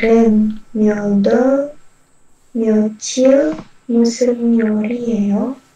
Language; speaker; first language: Korean; non-native, learner; Indonesian